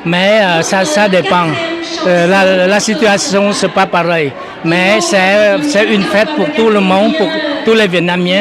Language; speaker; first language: French; non-native, fluent; Vietnamese